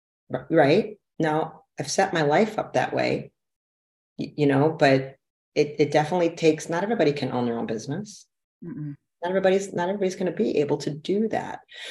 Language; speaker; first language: English; native; English